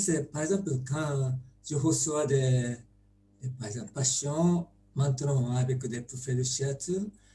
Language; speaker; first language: French; non-native, learner; Japanese